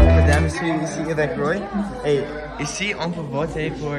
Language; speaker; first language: French; non-native, learner; English